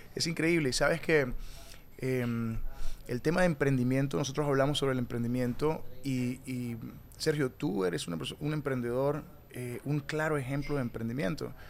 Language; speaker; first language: Spanish; native; Spanish